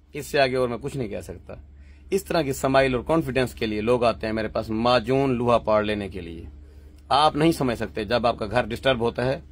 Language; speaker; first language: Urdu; non-native, local second language; Punjabi